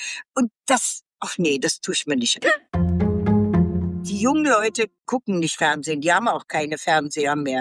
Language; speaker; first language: German; native; German